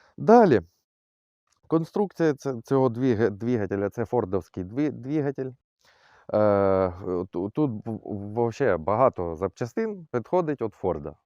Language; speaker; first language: Ukrainian; non-native, local second language; Russian